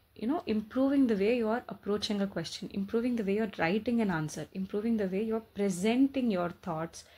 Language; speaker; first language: English; non-native, local second language; Telugu